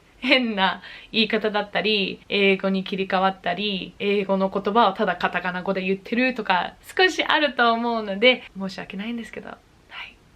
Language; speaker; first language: Japanese; early bilingual, heritage; English